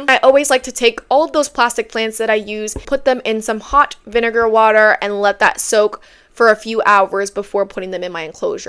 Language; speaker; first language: English; native; English